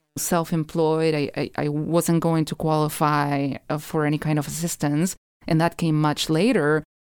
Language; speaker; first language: English; non-native, fluent; Spanish